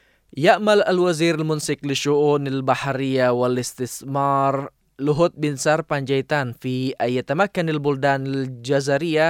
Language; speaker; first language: Arabic; non-native, fluent; Indonesian